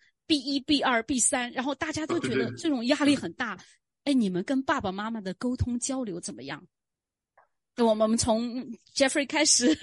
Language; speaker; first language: Chinese; native; Chinese